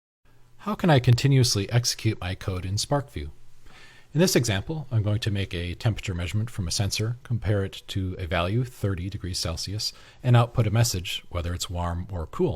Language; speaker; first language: English; native; English